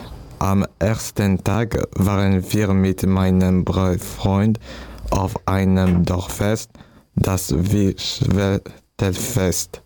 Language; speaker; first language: German; non-native, learner; French